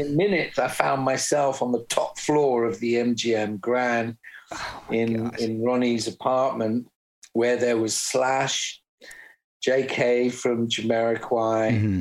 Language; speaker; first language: English; native; English